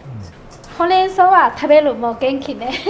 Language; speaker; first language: Japanese; non-native, learner; Chinese